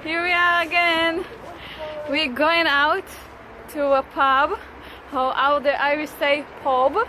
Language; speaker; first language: English; non-native, learner; Hebrew